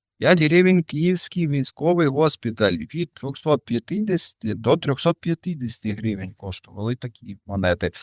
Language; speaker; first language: Ukrainian; native; Ukrainian